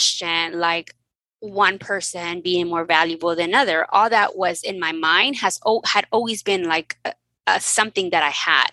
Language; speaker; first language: English; early bilingual, other home language; Spanish